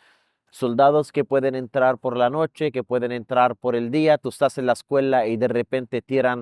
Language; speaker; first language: Spanish; non-native, fluent; Arabic